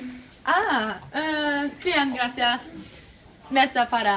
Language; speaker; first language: Spanish; non-native, learner; Norwegian